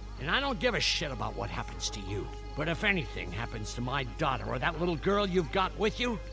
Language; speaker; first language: English; native; English